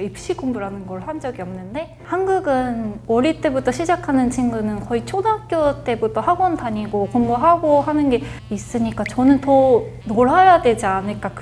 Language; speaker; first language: Korean; non-native, fluent; Japanese